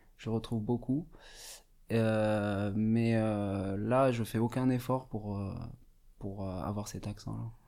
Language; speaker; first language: French; non-native, local second language; Arabic